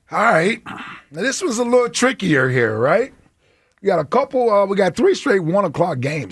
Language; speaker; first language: English; native; English